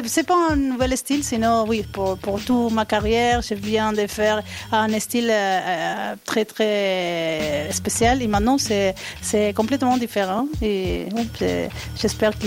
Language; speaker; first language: French; non-native, learner; Spanish